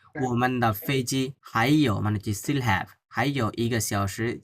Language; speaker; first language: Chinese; non-native, fluent; Bangla